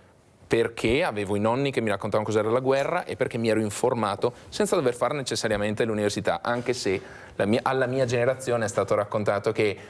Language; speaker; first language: Italian; native; Italian